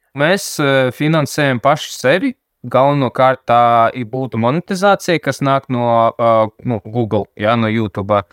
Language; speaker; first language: Latvian; non-native, local second language; Russian